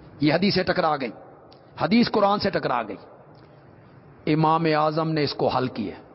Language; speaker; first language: Urdu; non-native, local second language; Punjabi